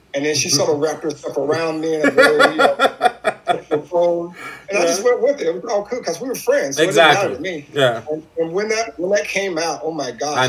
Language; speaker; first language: English; native; English